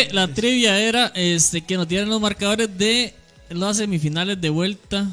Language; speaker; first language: Spanish; native; Spanish